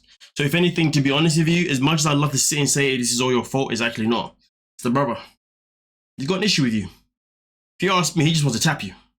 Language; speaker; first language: English; native; English